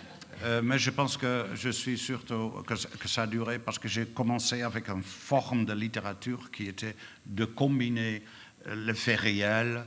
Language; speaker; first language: French; non-native, fluent; Dutch